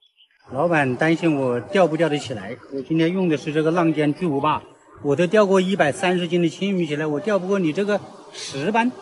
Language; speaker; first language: Chinese; native; Chinese